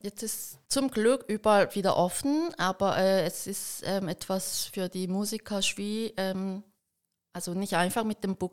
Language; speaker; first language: German; early bilingual, heritage; Korean